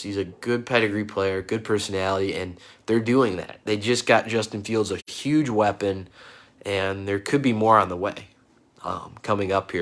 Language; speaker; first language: English; native; English